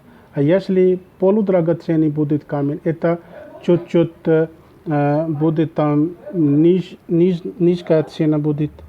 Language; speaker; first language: Russian; non-native, learner; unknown